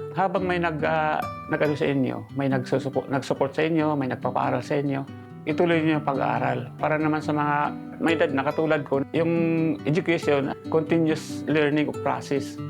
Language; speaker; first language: Filipino; native; Filipino